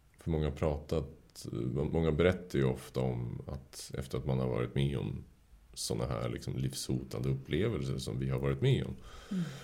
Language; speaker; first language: Swedish; native; Swedish